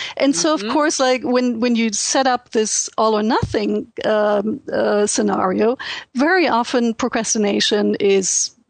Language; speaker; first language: English; non-native, fluent; German